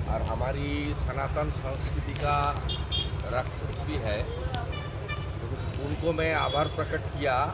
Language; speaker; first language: Hindi; non-native, local second language; Bangla